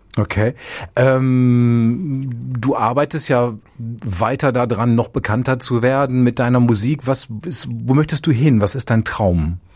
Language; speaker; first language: German; native; German